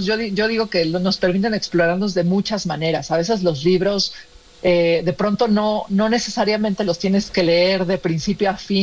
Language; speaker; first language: Spanish; native; Spanish